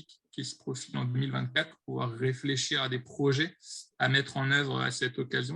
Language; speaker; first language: French; native; French